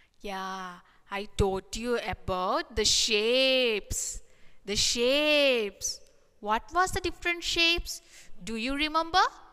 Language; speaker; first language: English; non-native, local second language; Malayalam